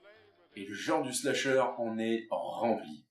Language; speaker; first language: French; native; French